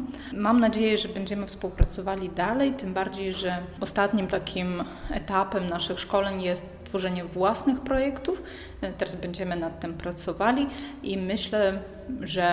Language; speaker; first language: Polish; early bilingual, heritage; Polish